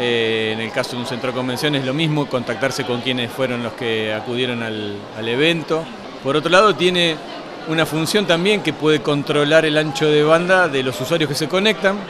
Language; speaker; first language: Spanish; native; Spanish